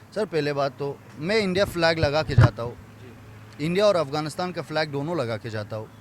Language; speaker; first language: Hindi; non-native, fluent; Persian